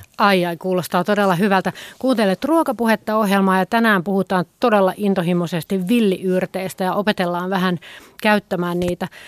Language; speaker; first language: Finnish; native; Finnish